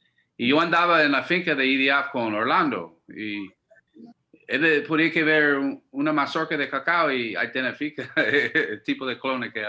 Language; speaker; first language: Spanish; non-native, fluent; English